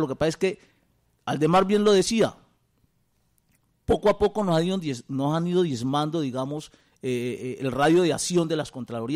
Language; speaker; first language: Spanish; native; Spanish